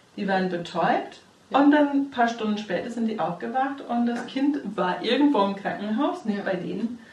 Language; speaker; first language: German; non-native, fluent; English